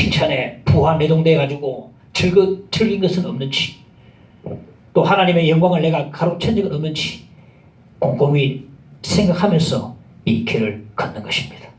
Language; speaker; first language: Korean; native; Korean